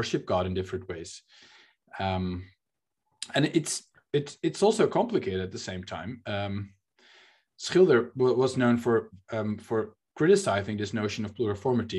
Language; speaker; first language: English; non-native, fluent; Dutch